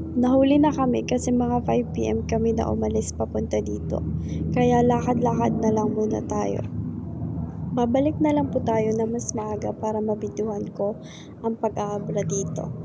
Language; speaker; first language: Filipino; native; Filipino